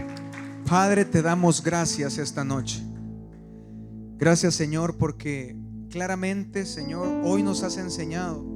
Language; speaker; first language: Spanish; native; Spanish